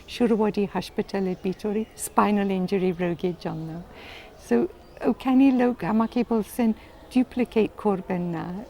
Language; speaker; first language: Bangla; non-native, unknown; English